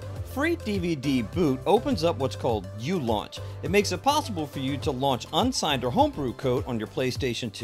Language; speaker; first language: English; native; English